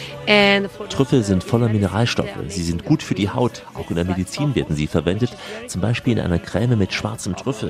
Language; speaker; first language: German; native; German